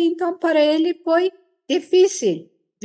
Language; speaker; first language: Portuguese; non-native, fluent; Persian